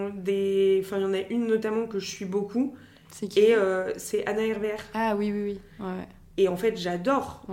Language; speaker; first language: French; native; French